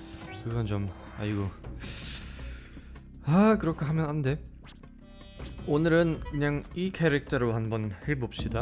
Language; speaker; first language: Korean; non-native, fluent; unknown